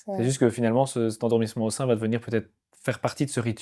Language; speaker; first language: French; native; French